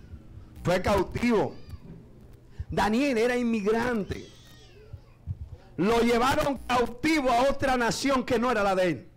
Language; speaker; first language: Spanish; native; Spanish